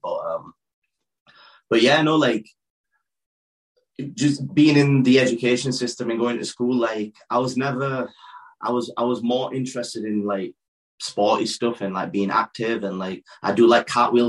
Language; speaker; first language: English; native; English